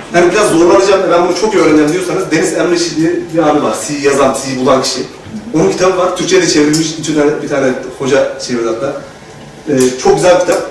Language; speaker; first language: Turkish; native; Turkish